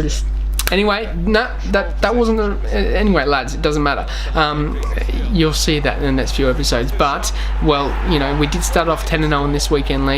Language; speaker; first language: English; native; English